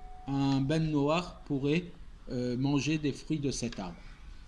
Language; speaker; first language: French; native; French